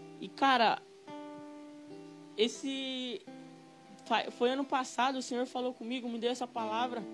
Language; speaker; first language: Portuguese; native; Portuguese